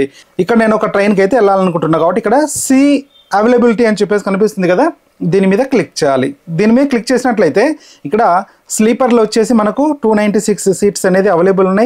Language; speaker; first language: Telugu; native; Telugu